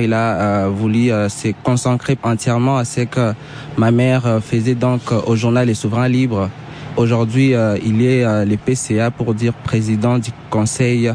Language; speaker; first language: French; non-native, local second language; Swahili